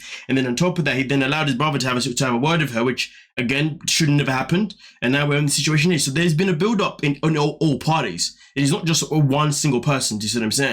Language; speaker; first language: English; native; English